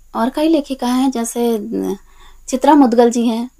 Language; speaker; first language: Hindi; native; Hindi